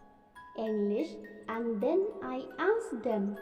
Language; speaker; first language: English; non-native, local second language; Khasi